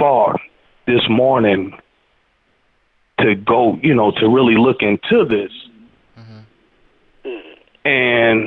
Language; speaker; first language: English; native; English